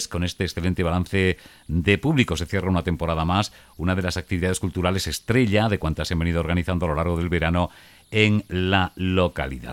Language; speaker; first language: Spanish; native; Spanish